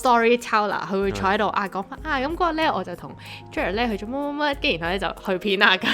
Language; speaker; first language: Cantonese; native; Cantonese